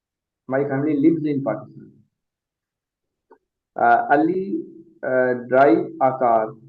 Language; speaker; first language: English; non-native, learner; Urdu